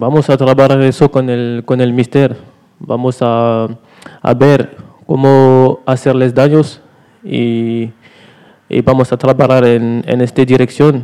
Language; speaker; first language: Spanish; non-native, learner; French